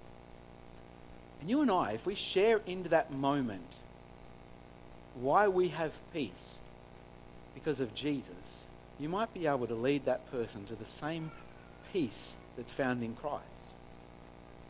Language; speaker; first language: English; native; English